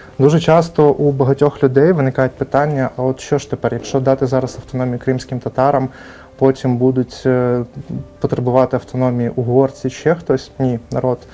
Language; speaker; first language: Ukrainian; non-native, local second language; Crimean Tatar